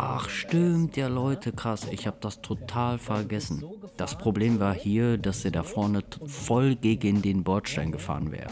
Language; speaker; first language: German; native; German